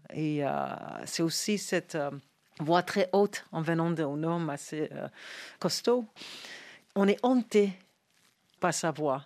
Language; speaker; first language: French; non-native, fluent; English